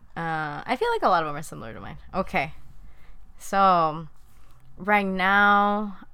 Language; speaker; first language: English; early bilingual, other home language; Spanish